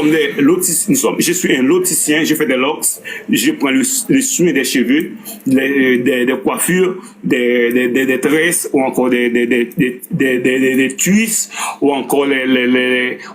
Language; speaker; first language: French; non-native, local second language; Haitian Creole